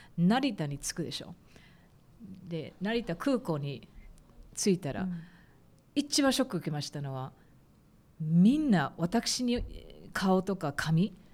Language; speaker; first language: Japanese; early bilingual, heritage; Japanese